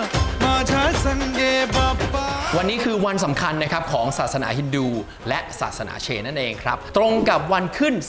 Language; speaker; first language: Thai; native; Thai